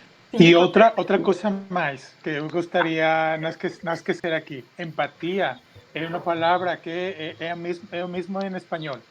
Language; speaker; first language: Portuguese; non-native, fluent; Spanish